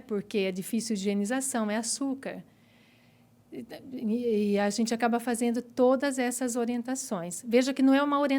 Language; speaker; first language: Portuguese; native; Portuguese